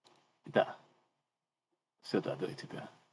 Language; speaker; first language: Russian; non-native, learner; English